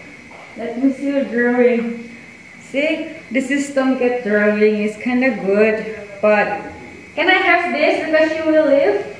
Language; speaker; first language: English; non-native, fluent; Indonesian